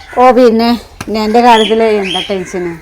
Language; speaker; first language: Malayalam; non-native, fluent; Nepali